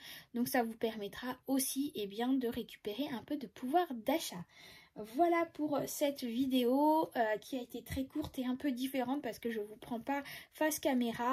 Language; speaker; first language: French; native; French